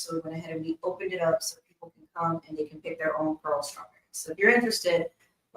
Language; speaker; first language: English; native; English